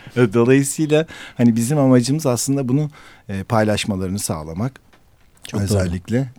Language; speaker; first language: Turkish; native; Turkish